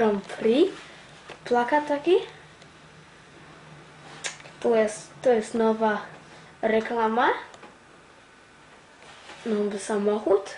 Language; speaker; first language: Polish; early bilingual, other home language; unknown